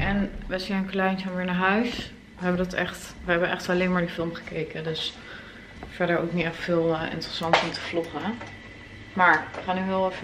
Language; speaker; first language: Dutch; native; Dutch